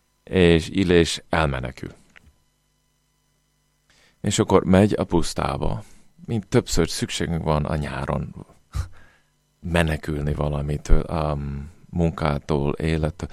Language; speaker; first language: Hungarian; non-native, fluent; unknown